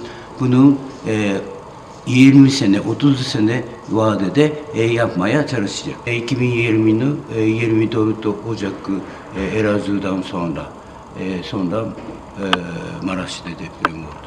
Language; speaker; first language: Turkish; non-native, fluent; Japanese